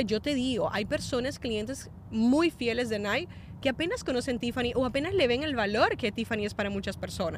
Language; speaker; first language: Spanish; native; Spanish